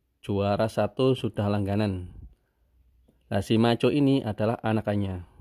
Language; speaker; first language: Indonesian; native; Indonesian